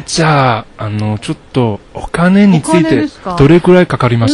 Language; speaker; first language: Japanese; non-native, learner; Chinese